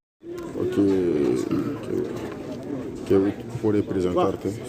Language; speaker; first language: Spanish; non-native, learner; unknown